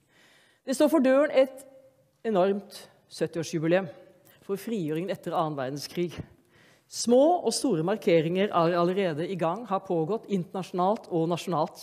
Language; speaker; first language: Norwegian; native; Norwegian